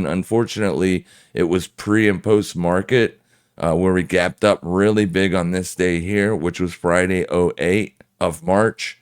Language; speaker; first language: English; native; English